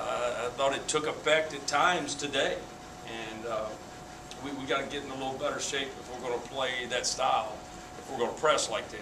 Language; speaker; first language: English; native; English